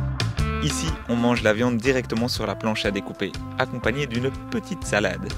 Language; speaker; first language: French; native; French